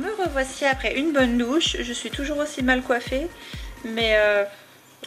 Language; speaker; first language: French; native; French